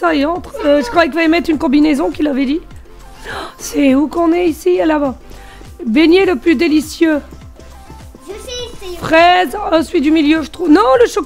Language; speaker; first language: French; native; French